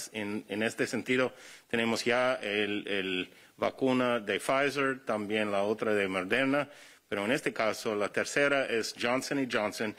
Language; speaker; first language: Spanish; non-native, fluent; English